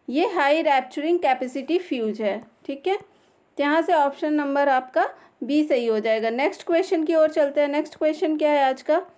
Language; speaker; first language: Hindi; native; Hindi